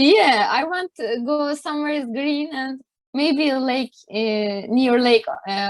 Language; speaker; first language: English; non-native, learner; Turkish